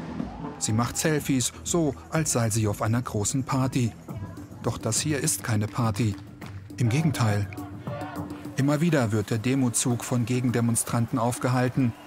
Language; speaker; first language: German; native; German